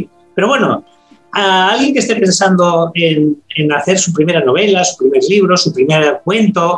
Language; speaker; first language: Spanish; native; Spanish